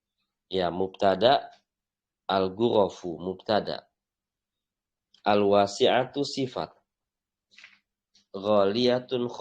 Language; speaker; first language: Arabic; non-native, fluent; Indonesian